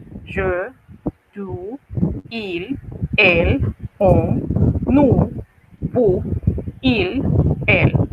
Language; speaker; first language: French; non-native, fluent; Spanish